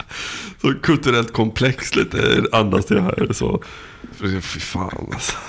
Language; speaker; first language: Swedish; native; Swedish